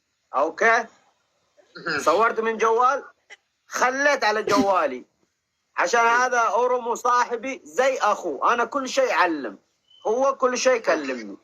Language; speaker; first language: Arabic; non-native, learner; Oromo